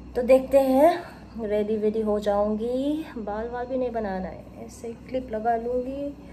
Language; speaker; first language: Hindi; non-native, local second language; Bangla